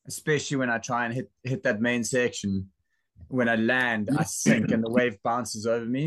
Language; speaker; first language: English; native; English